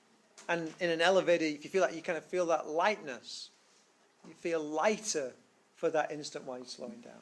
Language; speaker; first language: English; native; English